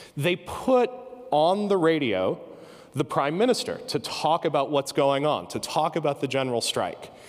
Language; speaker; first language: English; native; English